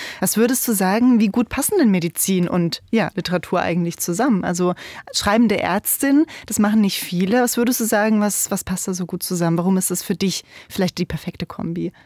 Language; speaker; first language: German; native; German